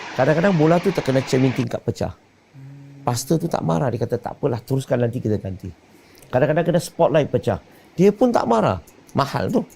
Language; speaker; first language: Malay; non-native, local second language; Chinese